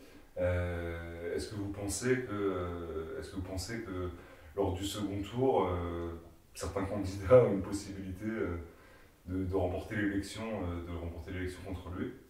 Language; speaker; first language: French; native; French